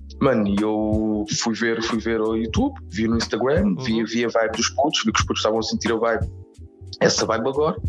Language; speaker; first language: Portuguese; native; Portuguese